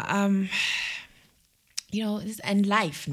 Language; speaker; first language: English; non-native, local second language; Zulu